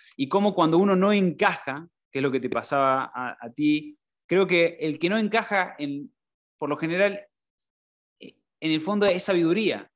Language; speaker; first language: Spanish; native; Spanish